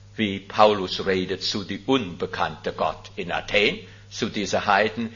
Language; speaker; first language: German; non-native, fluent; English